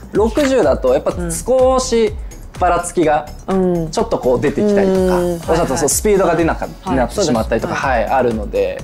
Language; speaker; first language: Japanese; native; Japanese